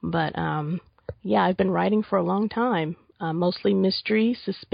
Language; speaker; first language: English; native; English